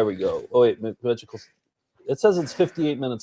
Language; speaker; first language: English; native; English